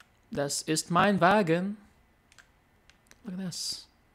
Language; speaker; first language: German; non-native, learner; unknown